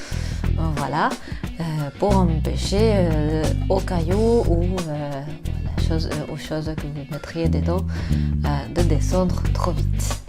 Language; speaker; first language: French; non-native, fluent; Spanish